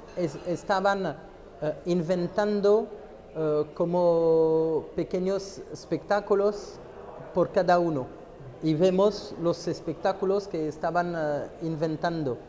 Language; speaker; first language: Spanish; non-native, fluent; French